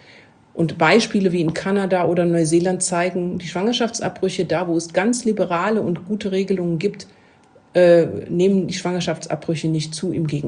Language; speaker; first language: German; native; German